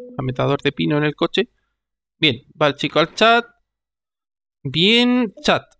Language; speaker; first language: Spanish; native; Spanish